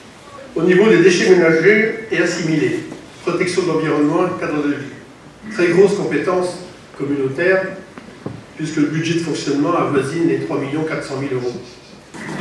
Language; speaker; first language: French; native; French